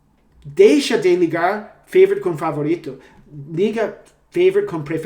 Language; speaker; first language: Portuguese; non-native, fluent; English